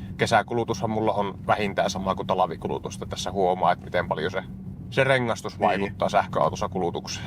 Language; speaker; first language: Finnish; native; Finnish